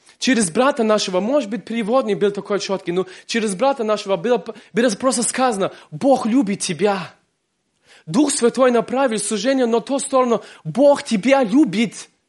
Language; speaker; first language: Russian; early bilingual, heritage; Russian